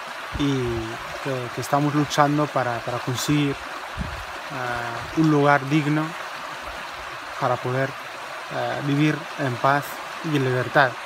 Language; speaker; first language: Spanish; non-native, fluent; Arabic